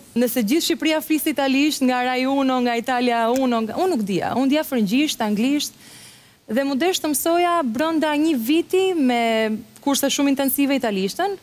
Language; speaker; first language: Albanian; early bilingual, heritage; Albanian